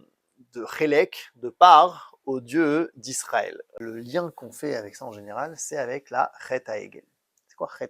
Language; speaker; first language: French; native; French